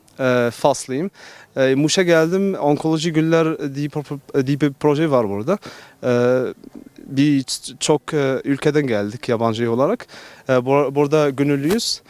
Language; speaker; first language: Turkish; non-native, learner; Arabic